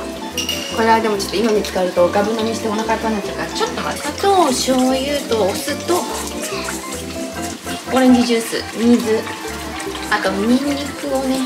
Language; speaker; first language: Japanese; native; Japanese